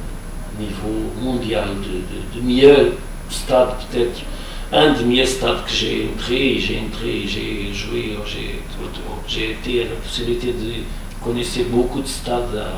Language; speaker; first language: French; non-native, fluent; Portuguese